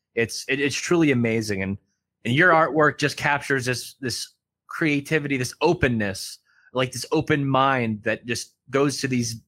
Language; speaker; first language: English; native; English